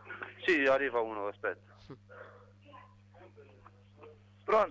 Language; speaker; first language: Italian; non-native, learner; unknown